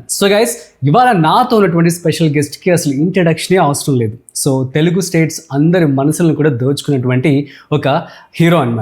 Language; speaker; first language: Telugu; native; Telugu